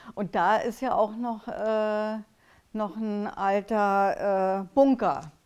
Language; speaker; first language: German; native; German